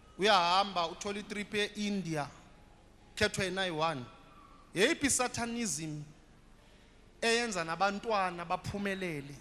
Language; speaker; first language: Zulu; native; Zulu